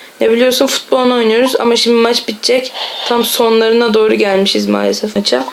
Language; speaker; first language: Turkish; native; Turkish